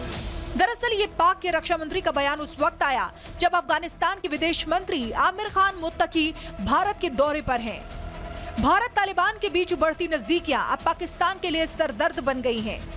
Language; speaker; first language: Hindi; native; Hindi